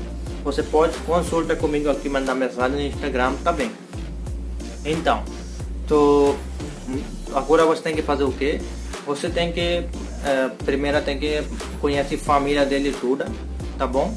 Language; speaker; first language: Portuguese; non-native, learner; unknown